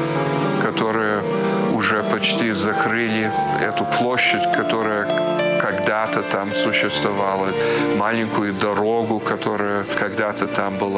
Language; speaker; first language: Russian; early bilingual, heritage; Russian